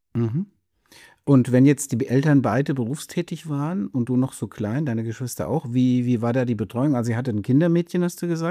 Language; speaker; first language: German; native; German